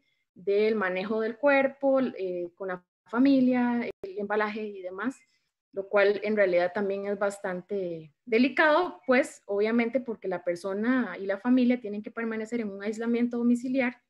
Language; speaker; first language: Spanish; native; Spanish